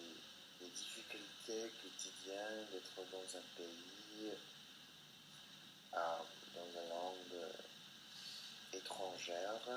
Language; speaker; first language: French; non-native, learner; English